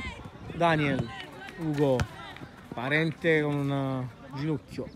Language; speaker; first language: Italian; native; Italian